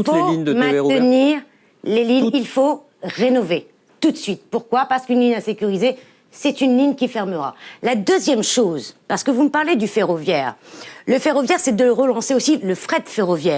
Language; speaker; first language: French; native; French